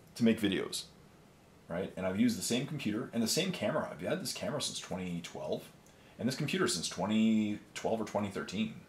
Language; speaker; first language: English; native; English